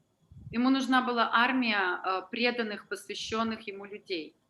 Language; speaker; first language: Russian; native; Russian